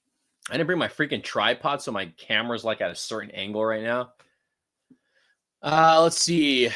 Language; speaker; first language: English; native; English